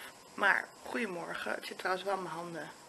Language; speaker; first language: Dutch; native; Dutch